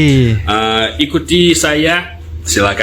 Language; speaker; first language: Indonesian; non-native, learner; Russian